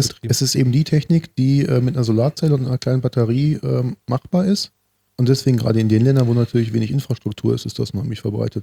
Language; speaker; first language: German; native; German